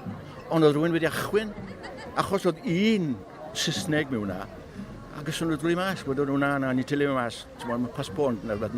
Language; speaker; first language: Welsh; native; Welsh